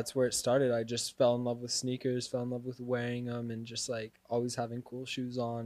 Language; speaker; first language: English; native; English